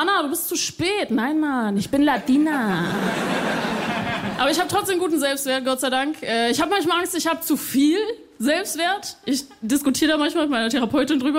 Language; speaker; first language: German; early bilingual, other home language; Spanish